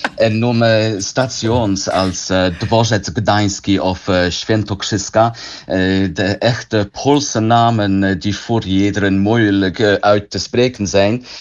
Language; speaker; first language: Dutch; non-native, learner; English